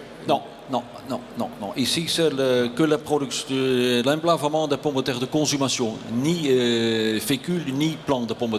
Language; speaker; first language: French; non-native, learner; Dutch